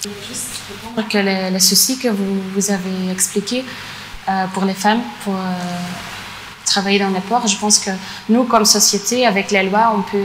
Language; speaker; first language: French; non-native, fluent; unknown